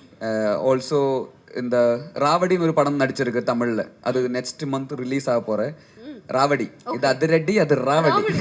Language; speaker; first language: Tamil; non-native, local second language; Malayalam